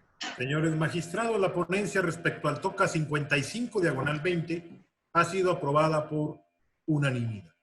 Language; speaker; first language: Spanish; native; Spanish